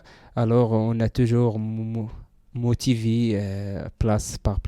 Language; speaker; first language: French; non-native, learner; Central Atlas Tamazight